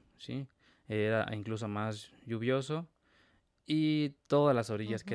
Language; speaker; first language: Spanish; native; Spanish